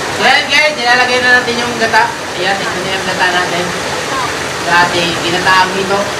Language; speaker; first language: Filipino; non-native, local second language; Cebuano